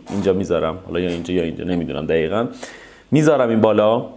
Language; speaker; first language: Persian; native; Persian